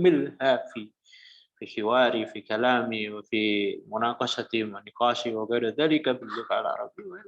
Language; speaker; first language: Arabic; non-native, fluent; Indonesian